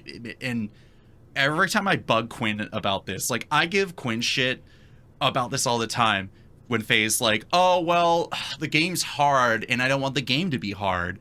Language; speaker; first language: English; native; English